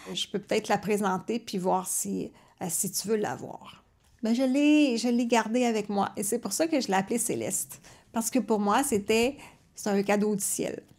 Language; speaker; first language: French; native; French